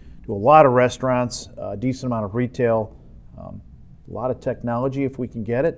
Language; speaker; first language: English; native; English